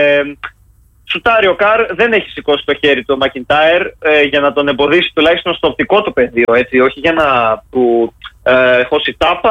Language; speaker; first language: Greek; native; Greek